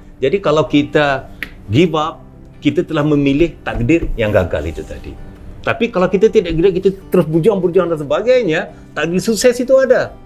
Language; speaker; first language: Malay; native; Malay